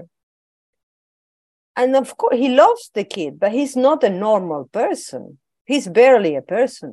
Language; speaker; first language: English; non-native, fluent; Spanish